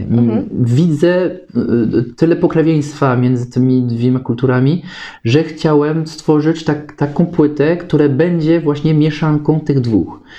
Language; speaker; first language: Polish; non-native, fluent; French